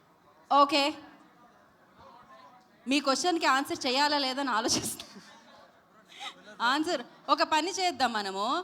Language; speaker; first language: Telugu; native; Telugu